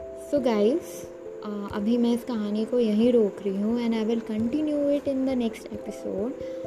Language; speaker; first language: Hindi; native; Hindi